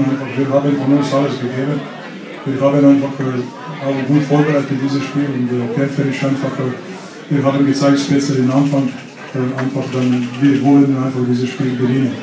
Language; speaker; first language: German; non-native, fluent; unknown